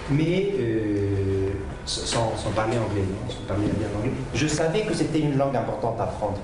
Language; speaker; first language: French; native; French